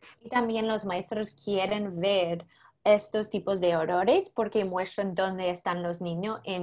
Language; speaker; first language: Spanish; non-native, learner; English